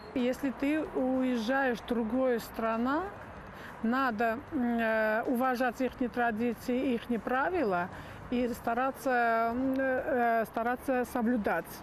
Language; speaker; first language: Russian; non-native, local second language; Armenian